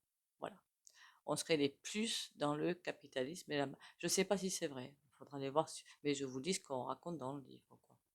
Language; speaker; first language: French; native; French